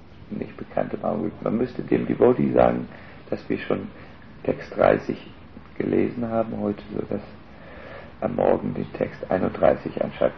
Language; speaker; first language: German; native; German